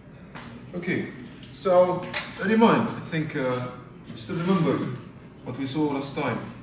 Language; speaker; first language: English; non-native, fluent; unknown